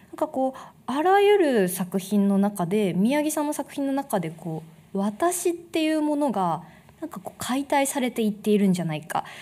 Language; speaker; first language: Japanese; native; Japanese